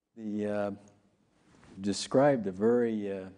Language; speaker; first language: English; native; English